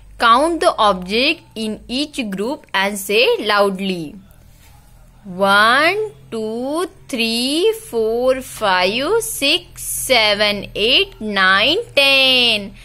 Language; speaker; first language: English; non-native, local second language; Hindi